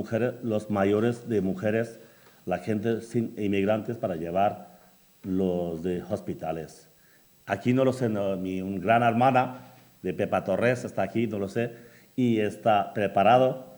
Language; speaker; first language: Spanish; non-native, learner; Bangla